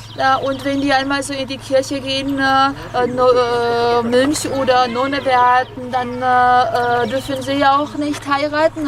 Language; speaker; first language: German; non-native, fluent; Georgian